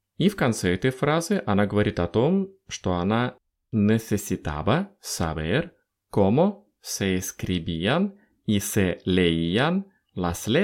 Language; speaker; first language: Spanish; non-native, fluent; Russian